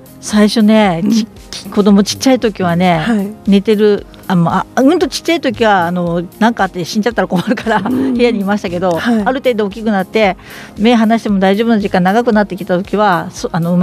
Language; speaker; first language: Japanese; native; Japanese